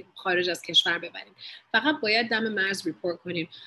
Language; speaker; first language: Persian; early bilingual, heritage; Persian